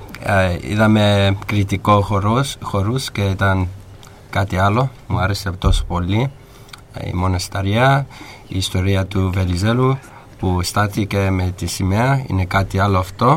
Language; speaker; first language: Greek; early bilingual, heritage; English